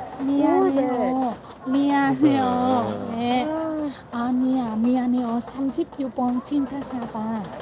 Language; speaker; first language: Korean; non-native, learner; Vietnamese